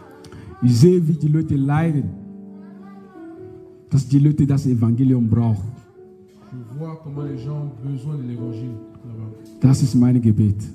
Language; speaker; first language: German; non-native, learner; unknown